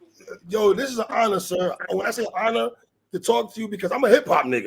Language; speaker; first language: English; native; English